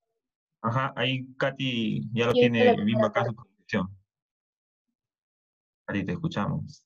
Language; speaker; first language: Spanish; native; Spanish